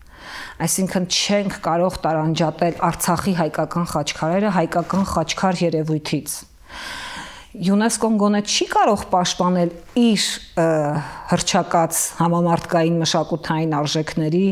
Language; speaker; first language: Armenian; native; Armenian